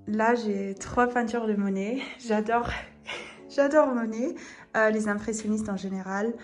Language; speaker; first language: French; non-native, fluent; English